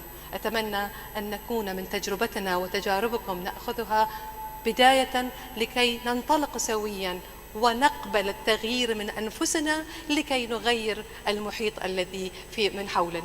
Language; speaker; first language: Arabic; native; Arabic